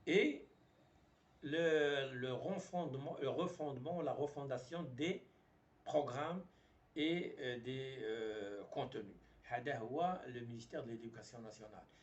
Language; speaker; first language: French; non-native, local second language; Arabic